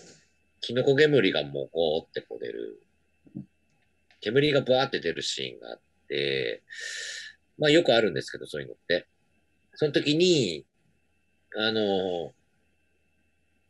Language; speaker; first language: Japanese; native; Japanese